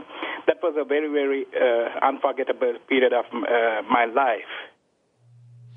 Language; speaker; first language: English; non-native, local second language; Sinhala